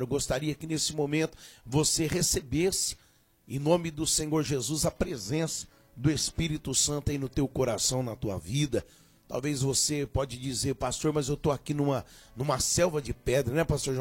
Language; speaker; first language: Portuguese; native; Portuguese